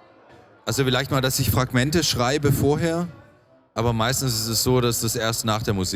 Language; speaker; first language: German; native; German